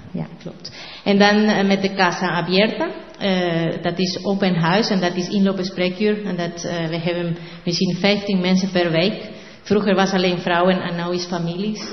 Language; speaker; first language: Dutch; non-native, learner; Spanish